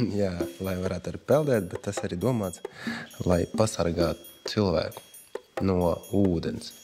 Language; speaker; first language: Latvian; non-native, local second language; Russian